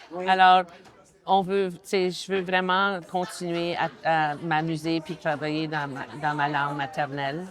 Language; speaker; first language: French; native; French